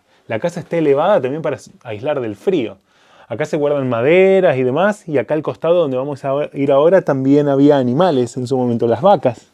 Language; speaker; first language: Spanish; native; Spanish